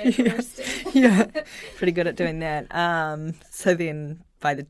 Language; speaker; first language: English; native; English